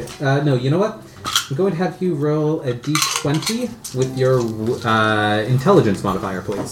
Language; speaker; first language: English; native; English